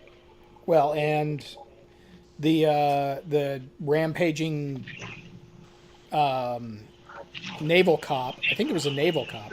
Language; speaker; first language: English; native; English